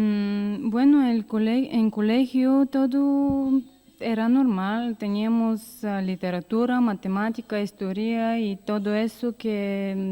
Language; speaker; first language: Spanish; non-native, learner; Bulgarian